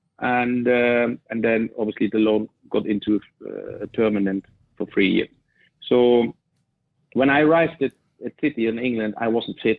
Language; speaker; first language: English; non-native, fluent; German